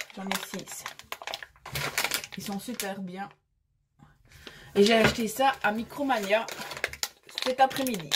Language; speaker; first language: French; native; French